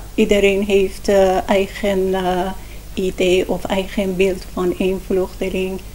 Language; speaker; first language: Dutch; non-native, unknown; Persian